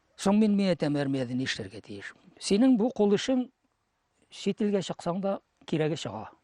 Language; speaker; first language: Tatar; native; Tatar